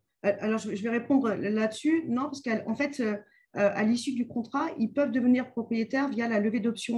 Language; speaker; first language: French; native; French